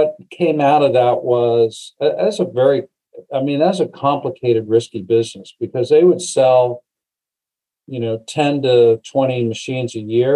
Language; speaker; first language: English; native; English